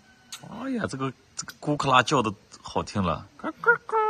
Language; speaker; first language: Chinese; native; Chinese